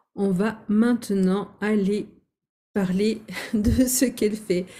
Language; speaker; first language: French; native; French